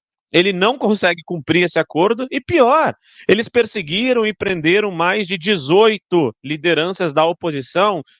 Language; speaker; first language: Portuguese; native; Portuguese